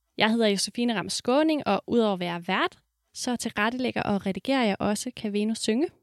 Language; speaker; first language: Danish; native; Danish